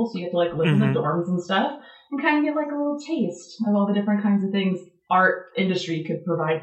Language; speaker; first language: English; native; English